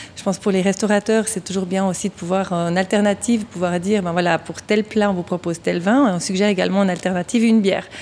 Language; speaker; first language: French; native; French